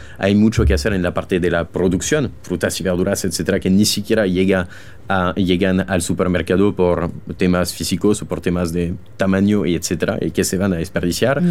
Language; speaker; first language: Spanish; non-native, fluent; French